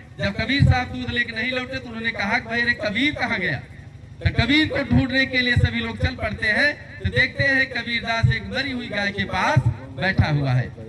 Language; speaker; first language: Hindi; native; Hindi